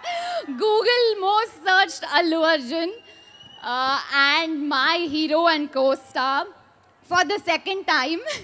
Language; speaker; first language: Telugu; non-native, learner; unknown